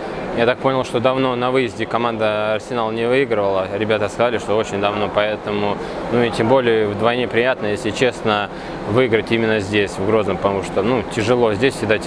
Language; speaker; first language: Russian; native; Russian